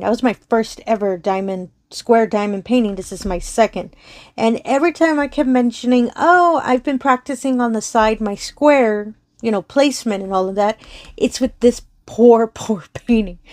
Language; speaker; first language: English; native; English